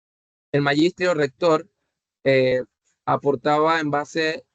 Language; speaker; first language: Spanish; native; Spanish